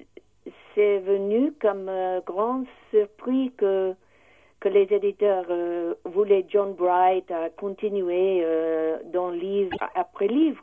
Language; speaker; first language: French; non-native, learner; English